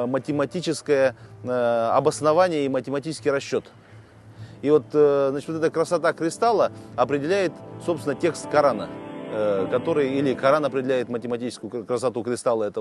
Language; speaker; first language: Russian; native; Russian